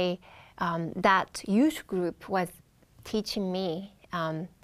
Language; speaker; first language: English; non-native, fluent; Japanese